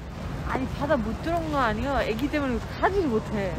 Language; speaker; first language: Korean; non-native, fluent; German